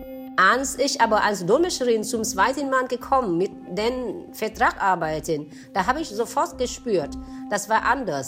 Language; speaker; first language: German; non-native, fluent; Vietnamese